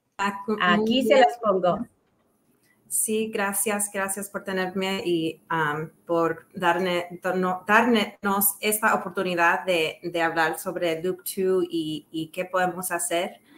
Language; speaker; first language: Spanish; early bilingual, other home language; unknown